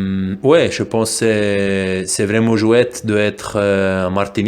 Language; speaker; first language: French; non-native, local second language; German